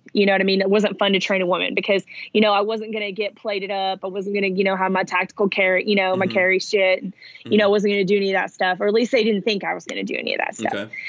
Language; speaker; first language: English; early bilingual, other home language; Italian